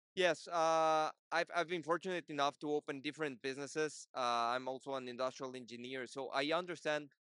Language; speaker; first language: English; non-native, fluent; Portuguese